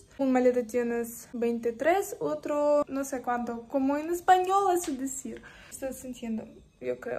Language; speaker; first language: Spanish; non-native, learner; Russian